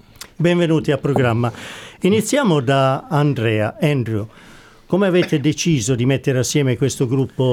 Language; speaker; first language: Italian; native; Italian